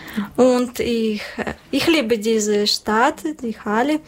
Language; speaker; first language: German; non-native, learner; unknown